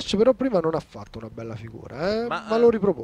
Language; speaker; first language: Italian; native; Italian